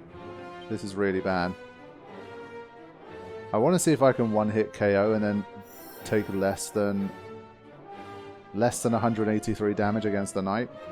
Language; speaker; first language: English; native; English